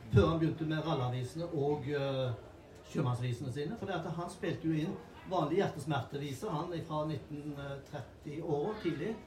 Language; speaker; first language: Norwegian; native; Norwegian